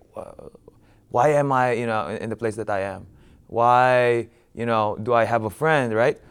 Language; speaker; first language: English; non-native, local second language; Filipino